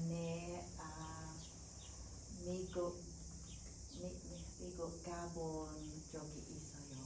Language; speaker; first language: Korean; non-native, learner; English